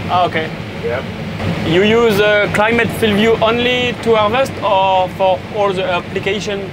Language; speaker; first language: English; non-native, learner; French